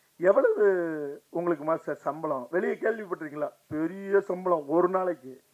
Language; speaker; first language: Tamil; native; Tamil